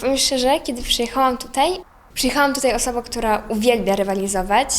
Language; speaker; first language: Polish; non-native, fluent; Ukrainian